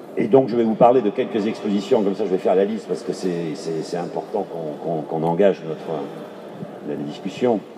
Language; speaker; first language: French; native; French